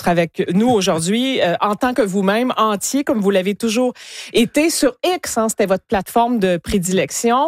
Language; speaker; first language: French; native; French